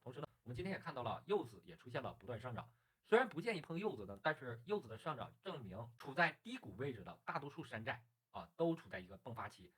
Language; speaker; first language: Chinese; native; Chinese